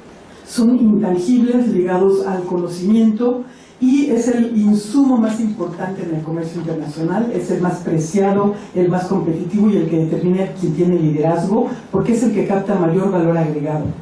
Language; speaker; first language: Spanish; native; Spanish